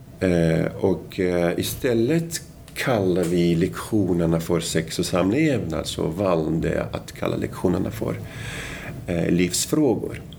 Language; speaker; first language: Swedish; non-native, fluent; Arabic